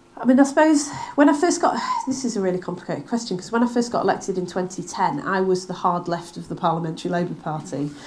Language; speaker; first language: English; native; English